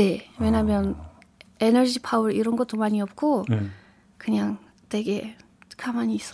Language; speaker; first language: Korean; non-native, learner; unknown